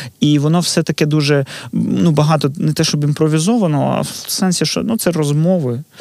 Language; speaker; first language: Ukrainian; non-native, local second language; Russian